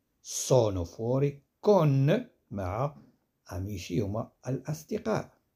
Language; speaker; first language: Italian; non-native, fluent; Arabic